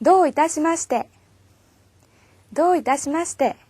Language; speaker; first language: Japanese; non-native, fluent; Korean